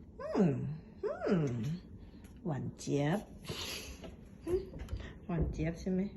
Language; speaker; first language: Thai; native; Thai